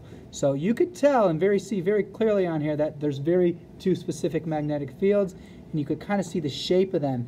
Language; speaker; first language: English; native; English